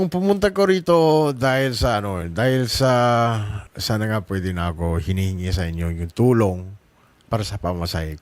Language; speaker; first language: Filipino; non-native, learner; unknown